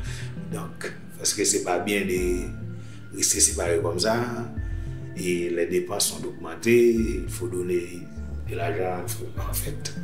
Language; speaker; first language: French; non-native, local second language; Haitian Creole